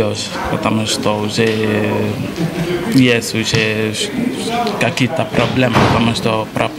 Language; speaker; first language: Russian; non-native, learner; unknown